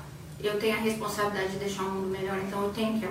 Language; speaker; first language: Portuguese; native; Portuguese